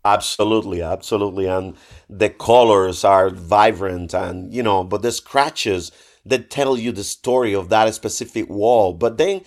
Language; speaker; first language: English; non-native, fluent; Spanish